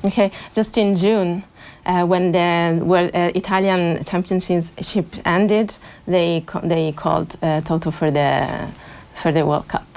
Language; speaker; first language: English; non-native, fluent; Italian